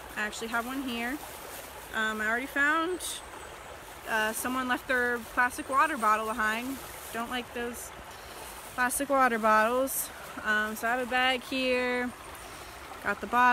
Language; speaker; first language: English; native; English